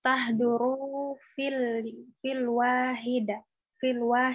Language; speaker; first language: Arabic; non-native, learner; Indonesian